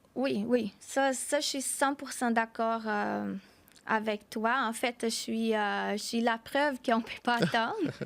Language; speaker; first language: French; non-native, fluent; Portuguese